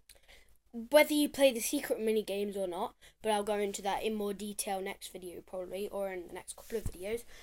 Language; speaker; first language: English; native; English